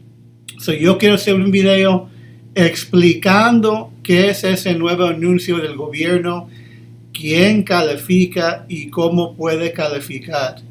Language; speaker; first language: Spanish; early bilingual, heritage; English